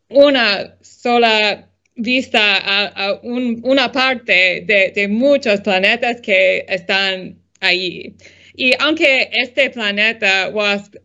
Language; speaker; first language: Spanish; non-native, fluent; English